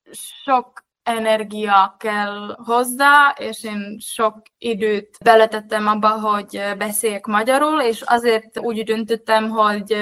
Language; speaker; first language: Hungarian; non-native, fluent; Czech